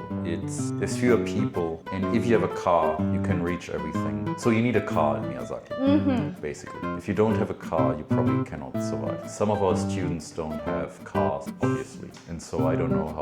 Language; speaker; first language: English; non-native, fluent; German